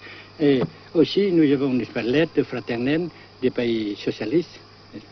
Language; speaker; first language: French; non-native, fluent; Vietnamese